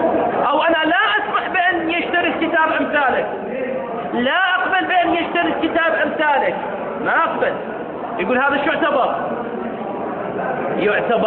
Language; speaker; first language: Arabic; native; Arabic